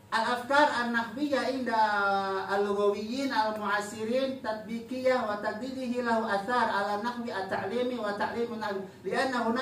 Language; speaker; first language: Arabic; non-native, fluent; Indonesian